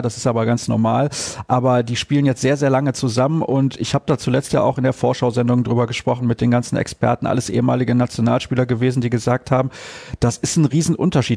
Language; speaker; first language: German; native; German